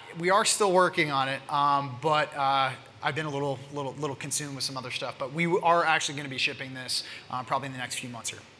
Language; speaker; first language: English; native; English